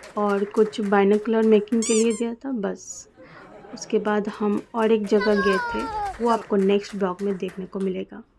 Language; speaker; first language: Hindi; non-native, local second language; Bangla